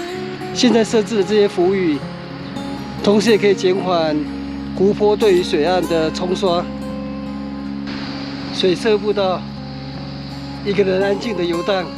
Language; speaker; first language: Chinese; native; Chinese